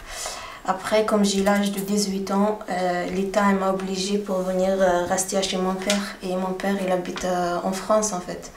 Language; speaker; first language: French; non-native, learner; Arabic